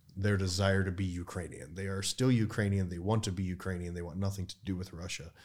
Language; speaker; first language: English; native; English